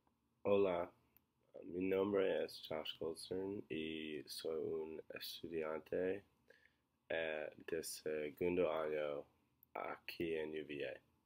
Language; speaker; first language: Spanish; non-native, learner; English